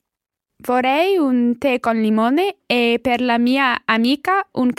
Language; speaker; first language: Italian; non-native, learner; English